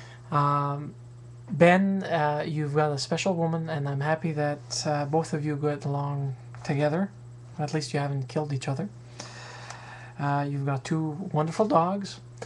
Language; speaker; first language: English; native; English